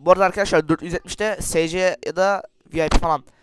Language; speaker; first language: Turkish; native; Turkish